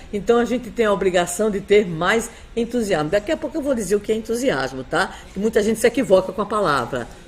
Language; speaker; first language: Portuguese; native; Portuguese